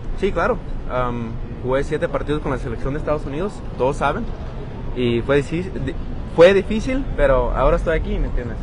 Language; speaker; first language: Spanish; early bilingual, heritage; Spanish